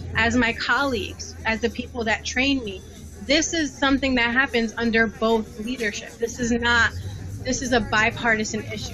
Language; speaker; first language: English; native; English